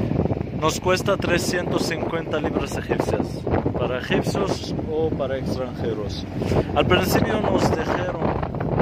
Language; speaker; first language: Spanish; non-native, fluent; Arabic